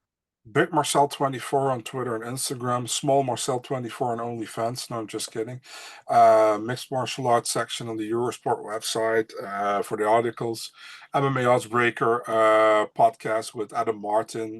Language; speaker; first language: English; non-native, fluent; Dutch